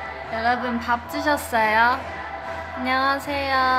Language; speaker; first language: Korean; non-native, fluent; Chinese